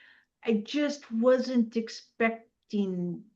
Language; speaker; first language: English; native; English